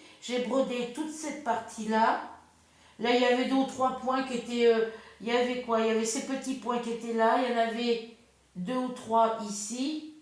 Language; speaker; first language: French; native; French